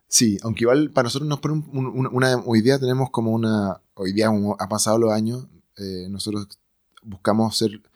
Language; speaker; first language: Spanish; native; Spanish